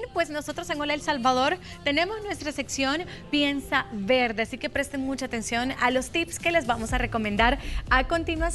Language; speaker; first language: Spanish; native; Spanish